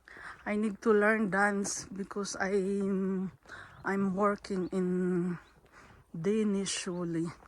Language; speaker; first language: English; non-native, learner; Filipino